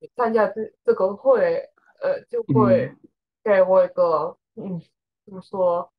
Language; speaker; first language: Chinese; non-native, learner; German